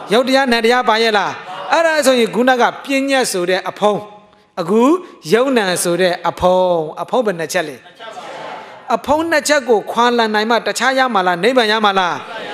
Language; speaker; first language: Burmese; native; Burmese